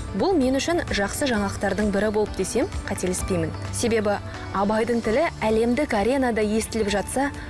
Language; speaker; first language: Kazakh; non-native, local second language; Russian